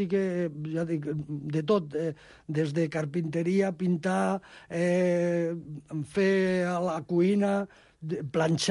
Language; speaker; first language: Catalan; non-native, local second language; Spanish